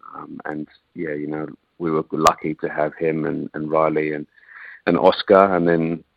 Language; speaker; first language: English; native; English